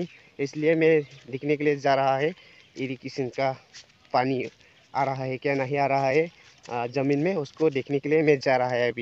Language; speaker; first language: Hindi; non-native, local second language; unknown